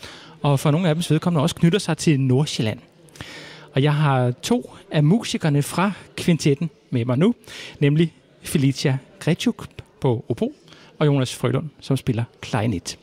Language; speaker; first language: Danish; native; Danish